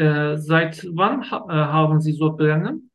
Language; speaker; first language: German; non-native, learner; Turkish